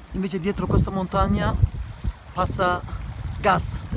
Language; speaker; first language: Italian; non-native, learner; Turkish